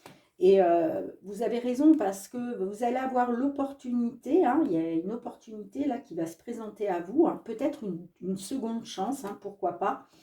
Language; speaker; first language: French; native; French